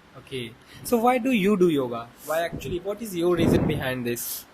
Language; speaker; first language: English; non-native, fluent; Hindi